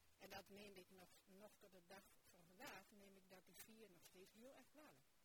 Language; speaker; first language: Dutch; native; Dutch